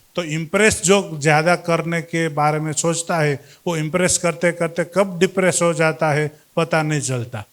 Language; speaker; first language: Hindi; non-native, local second language; Gujarati